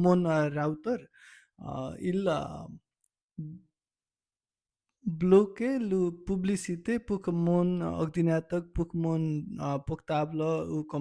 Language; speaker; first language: French; non-native, learner; Nepali